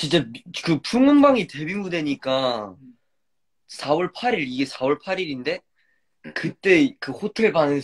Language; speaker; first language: Korean; early bilingual, heritage; English